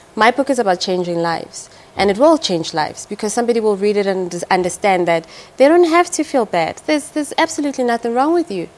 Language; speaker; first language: English; non-native, local second language; Tswana